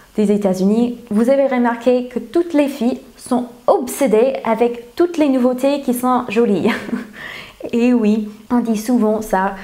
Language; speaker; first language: French; non-native, fluent; English